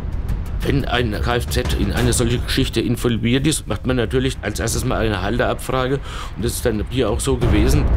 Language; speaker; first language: German; native; German